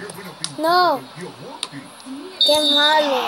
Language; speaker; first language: Spanish; native; Spanish